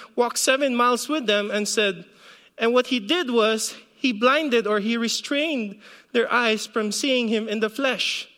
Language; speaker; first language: English; non-native, local second language; Filipino